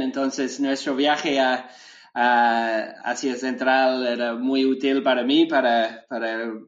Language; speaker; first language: Spanish; non-native, learner; English